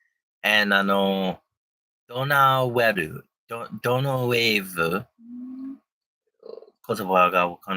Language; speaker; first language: Japanese; non-native, learner; English